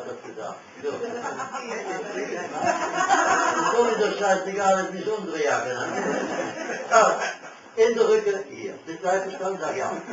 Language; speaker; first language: German; non-native, fluent; French